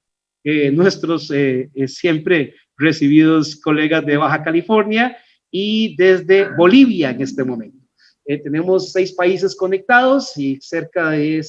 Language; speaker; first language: Spanish; native; Spanish